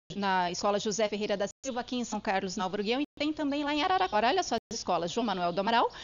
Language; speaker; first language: Portuguese; native; Portuguese